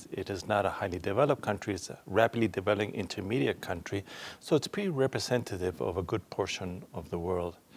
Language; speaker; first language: English; non-native, fluent; Spanish